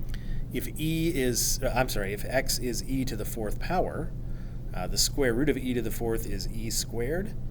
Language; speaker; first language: English; native; English